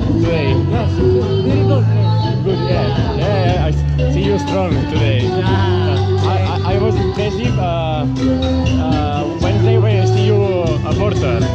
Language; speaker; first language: English; non-native, learner; Catalan